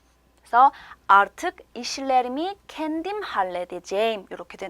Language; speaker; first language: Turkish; non-native, fluent; Korean